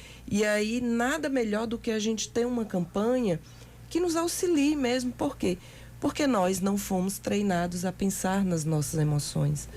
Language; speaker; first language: Portuguese; native; Portuguese